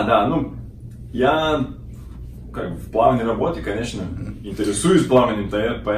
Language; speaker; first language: Russian; non-native, learner; Portuguese